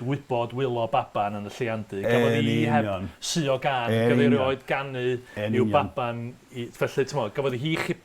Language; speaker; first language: Welsh; native; Welsh